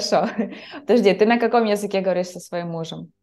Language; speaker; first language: Russian; native; Russian